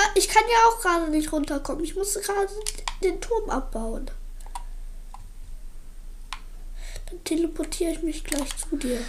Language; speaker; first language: German; native; German